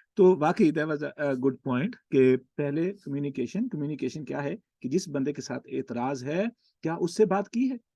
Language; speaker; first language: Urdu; non-native, local second language; Punjabi